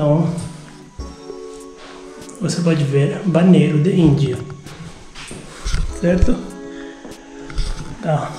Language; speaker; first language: Portuguese; non-native, learner; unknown